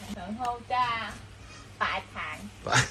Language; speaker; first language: Chinese; non-native, learner; Vietnamese